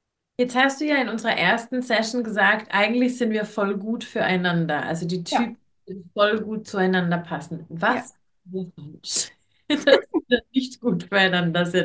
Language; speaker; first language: German; native; German